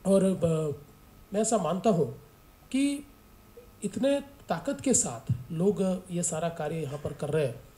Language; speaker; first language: Hindi; non-native, local second language; Marathi